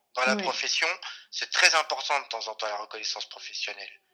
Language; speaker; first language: French; native; French